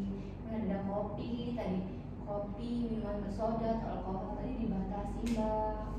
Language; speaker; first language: Indonesian; native; Indonesian